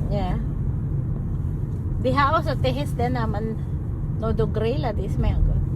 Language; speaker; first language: Danish; non-native, learner; Filipino